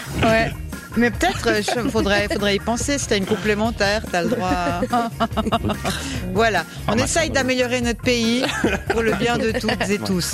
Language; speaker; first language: French; native; French